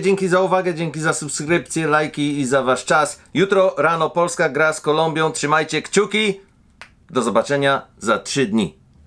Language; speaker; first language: Polish; native; Polish